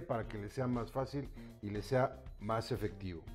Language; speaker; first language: Spanish; native; Spanish